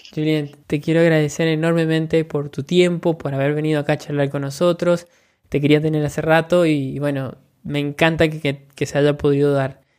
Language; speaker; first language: Spanish; native; Spanish